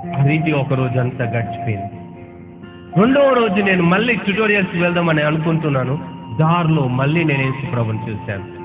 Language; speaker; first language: Telugu; non-native, local second language; Urdu